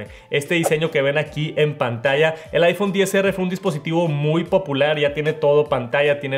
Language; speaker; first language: Spanish; native; Spanish